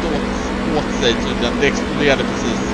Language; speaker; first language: Swedish; native; Swedish